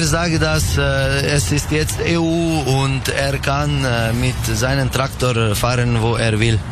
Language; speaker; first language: German; non-native, learner; Slovenian